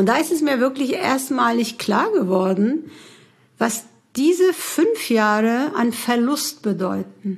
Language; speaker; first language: German; early bilingual, other home language; Turkish